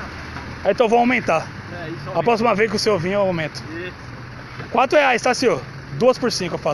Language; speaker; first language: Portuguese; native; Portuguese